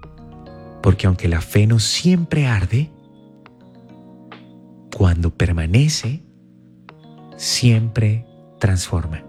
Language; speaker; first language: Spanish; native; Spanish